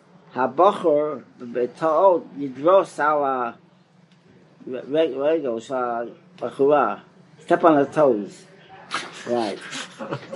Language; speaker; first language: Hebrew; non-native, fluent; English